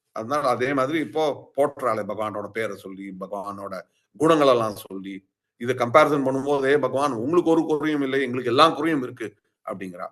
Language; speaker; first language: Tamil; early bilingual, heritage; Tamil